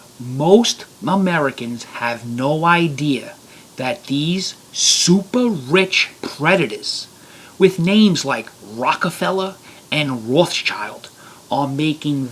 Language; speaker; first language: English; native; English